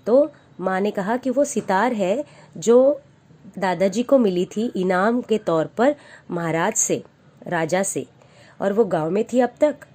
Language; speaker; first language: Hindi; non-native, local second language; Marathi